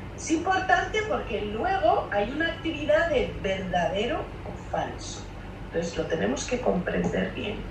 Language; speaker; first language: Spanish; native; Spanish